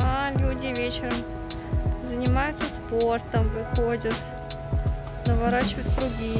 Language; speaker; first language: Russian; early bilingual, heritage; Russian